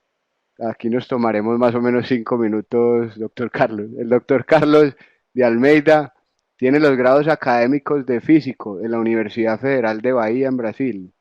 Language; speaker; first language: Spanish; native; Spanish